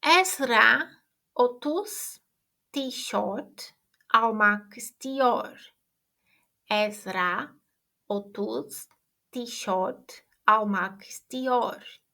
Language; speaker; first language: Turkish; non-native, fluent; Portuguese